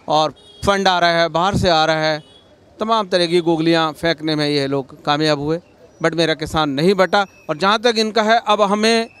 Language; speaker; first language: Hindi; native; Hindi